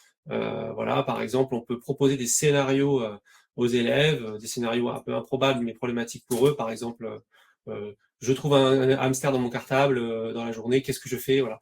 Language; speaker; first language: French; native; French